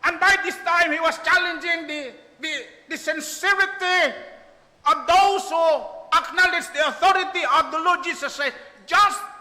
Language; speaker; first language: English; non-native, local second language; Filipino